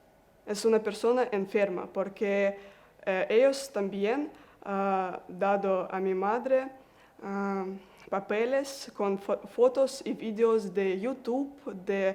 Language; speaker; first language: Spanish; non-native, learner; Russian